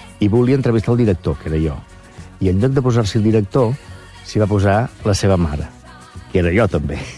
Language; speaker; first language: Catalan; native; Catalan